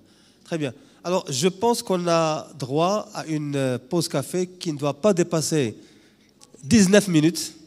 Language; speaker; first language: French; non-native, local second language; Arabic